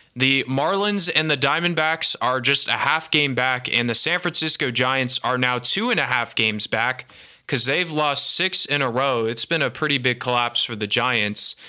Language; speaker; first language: English; native; English